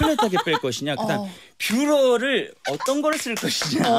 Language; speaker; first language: Korean; native; Korean